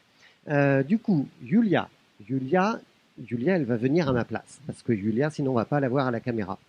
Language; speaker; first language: French; native; French